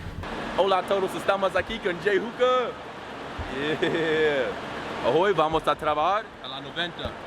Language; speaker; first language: Spanish; non-native, learner; English